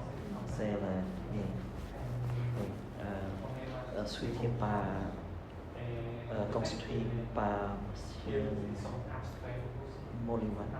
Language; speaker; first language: French; non-native, learner; Khmer